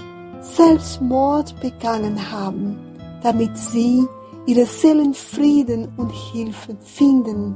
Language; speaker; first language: German; non-native, fluent; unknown